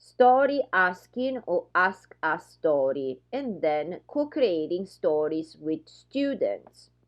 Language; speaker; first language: English; non-native, fluent; Italian